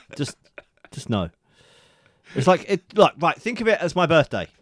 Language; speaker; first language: English; native; English